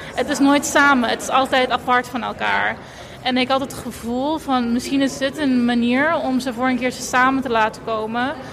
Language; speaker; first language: Dutch; non-native, local second language; Papiamento